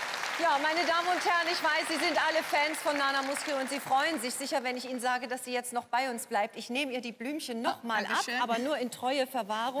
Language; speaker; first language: German; native; German